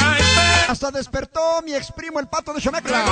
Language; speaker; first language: Spanish; native; Spanish